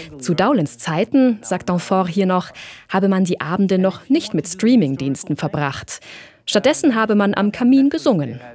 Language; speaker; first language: German; native; German